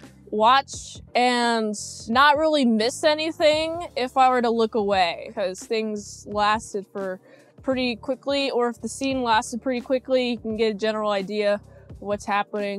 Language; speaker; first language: English; native; English